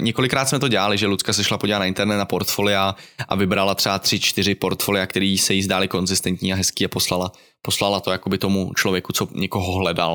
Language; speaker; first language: Czech; native; Czech